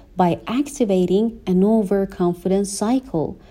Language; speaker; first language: English; non-native, fluent; Persian